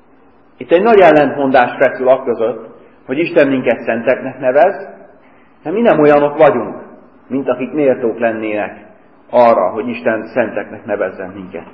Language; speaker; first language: Hungarian; native; Hungarian